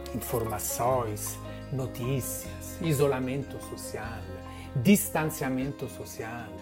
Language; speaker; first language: Portuguese; non-native, fluent; Italian